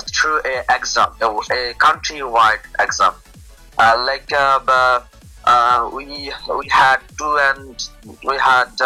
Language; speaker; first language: English; non-native, local second language; Bangla